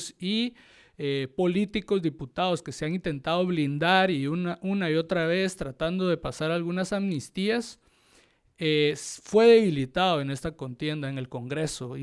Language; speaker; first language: Spanish; native; Spanish